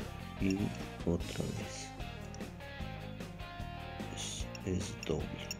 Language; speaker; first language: Spanish; native; Spanish